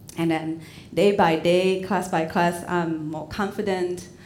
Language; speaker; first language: English; non-native, fluent; Indonesian